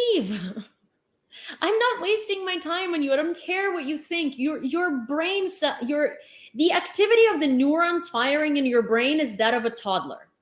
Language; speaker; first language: English; non-native, fluent; Ukrainian